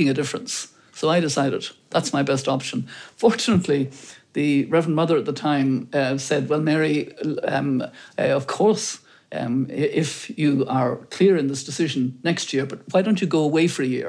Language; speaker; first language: English; native; English